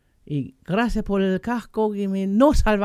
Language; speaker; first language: Spanish; non-native, fluent; German